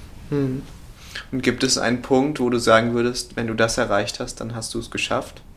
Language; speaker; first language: German; native; German